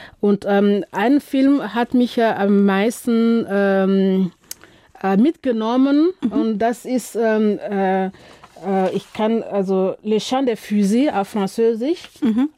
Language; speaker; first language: German; non-native, fluent; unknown